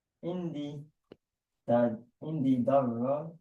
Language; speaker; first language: Arabic; non-native, learner; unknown